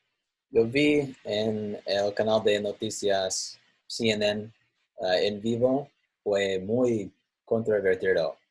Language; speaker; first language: Spanish; non-native, learner; English